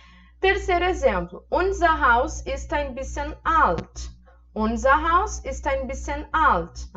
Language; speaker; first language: German; non-native, fluent; Portuguese